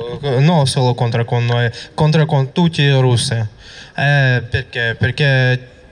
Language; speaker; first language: Italian; non-native, learner; Russian